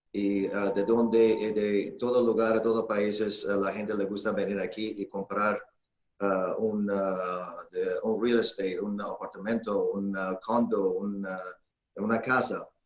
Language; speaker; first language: Spanish; non-native, fluent; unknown